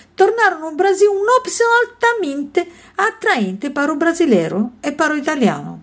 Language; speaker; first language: Portuguese; non-native, learner; Italian